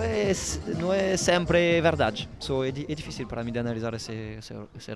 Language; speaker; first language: Portuguese; non-native, learner; French